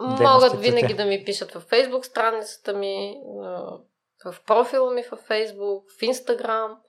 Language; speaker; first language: Bulgarian; native; Bulgarian